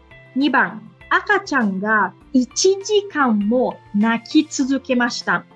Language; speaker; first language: Japanese; non-native, fluent; Portuguese